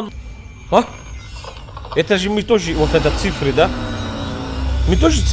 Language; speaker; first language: Russian; native; Russian